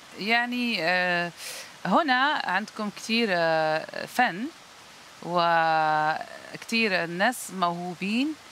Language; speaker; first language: Arabic; non-native, learner; Dutch